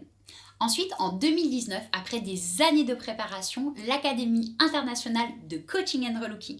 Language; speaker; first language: French; native; French